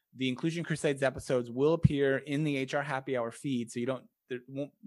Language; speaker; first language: English; native; English